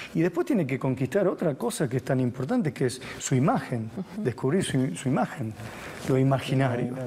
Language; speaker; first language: Spanish; native; Spanish